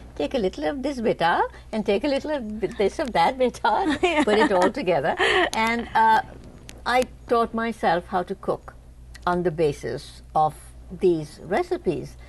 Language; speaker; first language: English; non-native, local second language; Hindi